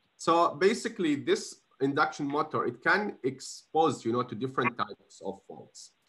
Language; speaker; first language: English; non-native, fluent; Arabic